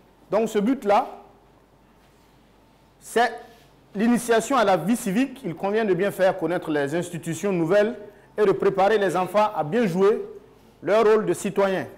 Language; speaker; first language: French; non-native, local second language; Mossi